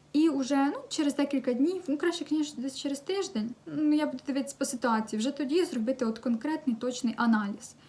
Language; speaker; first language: Ukrainian; non-native, local second language; Russian